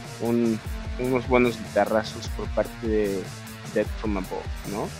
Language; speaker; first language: Spanish; native; Spanish